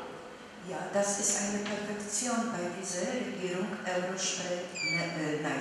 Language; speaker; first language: German; non-native, fluent; Polish